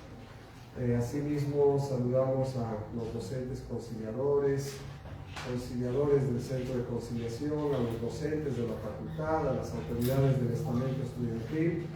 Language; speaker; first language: Spanish; native; Spanish